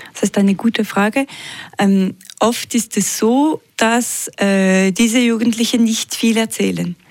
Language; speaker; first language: German; non-native, local second language; French